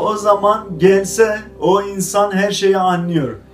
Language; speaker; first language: Turkish; non-native, fluent; Azerbaijani